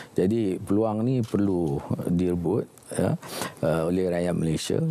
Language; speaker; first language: Malay; native; Malay